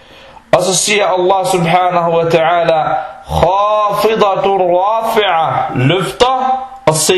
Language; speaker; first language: Danish; non-native, local second language; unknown